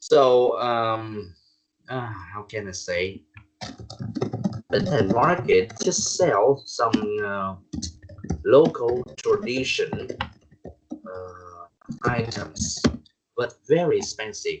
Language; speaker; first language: English; non-native, learner; Vietnamese